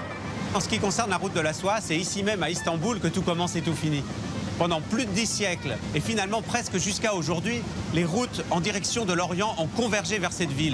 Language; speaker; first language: French; native; French